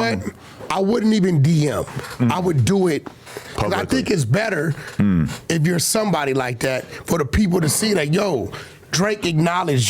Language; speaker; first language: English; native; English